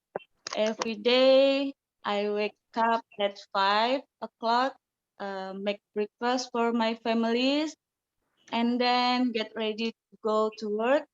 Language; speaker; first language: English; non-native, learner; Indonesian